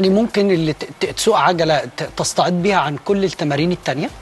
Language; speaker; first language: Arabic; native; Arabic